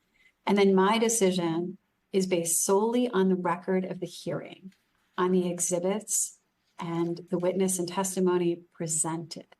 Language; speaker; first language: English; native; English